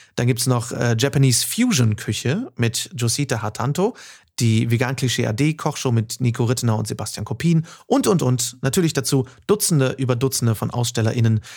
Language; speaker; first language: German; native; German